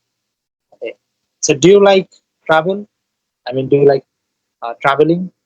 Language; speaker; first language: English; non-native, learner; Bangla